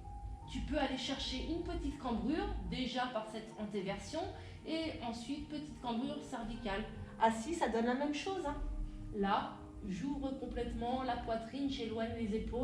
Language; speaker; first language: French; native; French